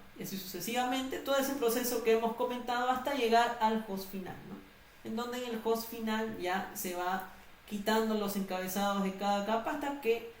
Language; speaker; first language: Spanish; native; Spanish